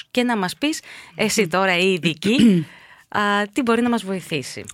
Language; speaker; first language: Greek; native; Greek